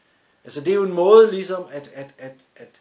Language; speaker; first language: Danish; native; Danish